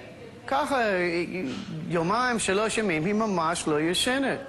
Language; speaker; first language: Hebrew; non-native, local second language; English